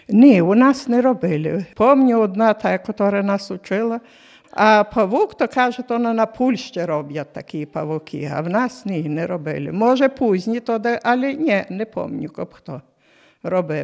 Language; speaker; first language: Ukrainian; native; Ukrainian